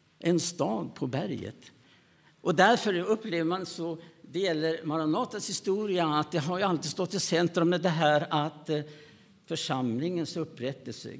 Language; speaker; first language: Swedish; native; Swedish